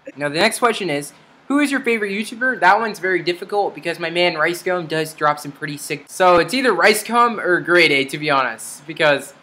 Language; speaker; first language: English; native; English